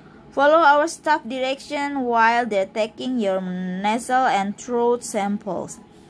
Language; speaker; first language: English; non-native, learner; Indonesian